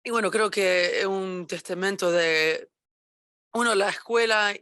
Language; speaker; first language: Spanish; early bilingual, heritage; Spanish